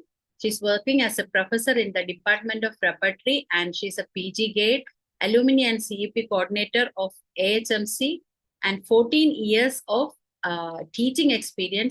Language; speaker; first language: English; non-native, local second language; Malayalam